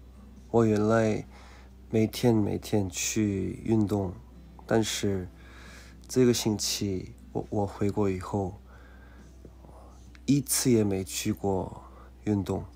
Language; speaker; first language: Chinese; non-native, learner; Korean